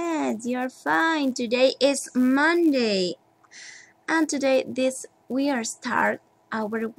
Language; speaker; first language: English; non-native, learner; Spanish